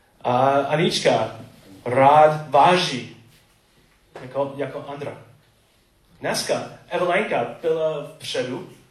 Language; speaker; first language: Czech; non-native, learner; English